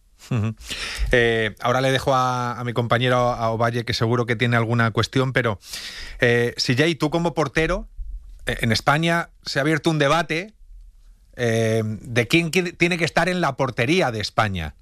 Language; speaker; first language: Spanish; native; Spanish